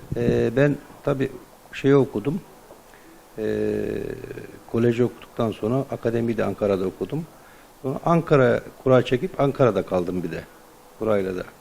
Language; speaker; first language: Turkish; native; Turkish